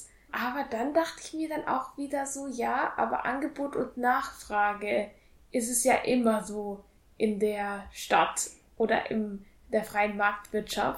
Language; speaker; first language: German; native; German